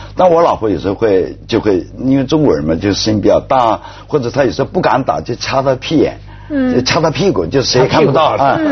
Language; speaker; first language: Chinese; native; Chinese